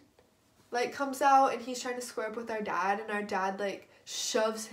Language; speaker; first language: English; native; English